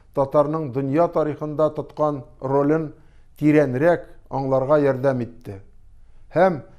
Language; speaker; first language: Tatar; non-native, local second language; Russian